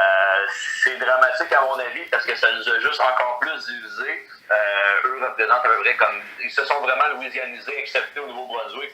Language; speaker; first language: French; native; French